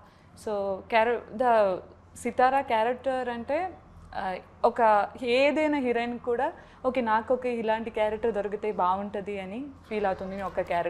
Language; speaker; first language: Telugu; non-native, learner; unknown